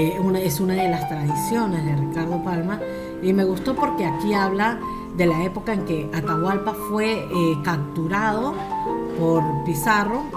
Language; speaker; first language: Spanish; native; Spanish